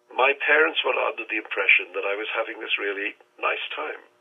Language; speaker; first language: English; non-native, local second language; Urdu